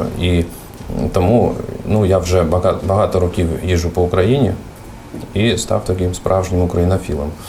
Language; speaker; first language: Ukrainian; non-native, fluent; Russian